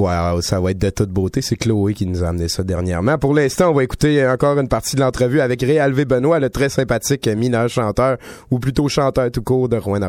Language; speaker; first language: French; native; French